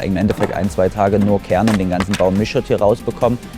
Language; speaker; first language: German; native; German